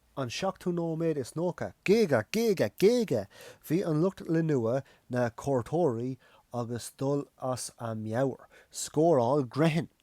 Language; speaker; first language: Irish; non-native, local second language; English